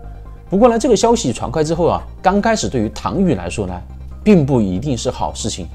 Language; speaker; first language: Chinese; native; Chinese